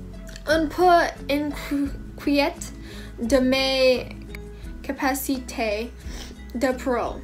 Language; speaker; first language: French; non-native, learner; English